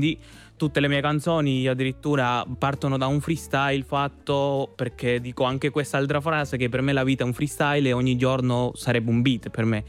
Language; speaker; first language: Italian; non-native, fluent; Spanish